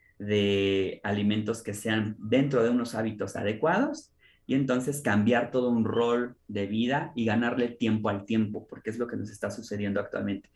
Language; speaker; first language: Spanish; native; Spanish